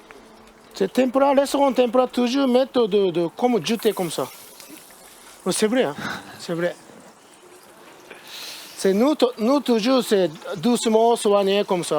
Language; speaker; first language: French; non-native, learner; Japanese